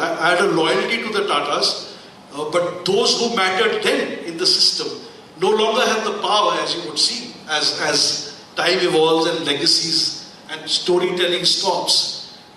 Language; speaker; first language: English; non-native, local second language; Hindi